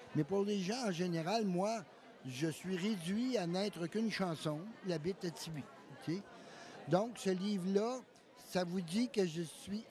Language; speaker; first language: French; native; French